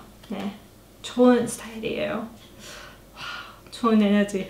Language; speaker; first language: Korean; non-native, learner; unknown